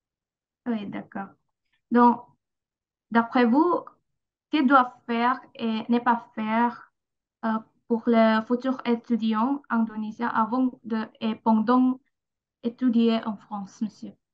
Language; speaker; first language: French; non-native, learner; Indonesian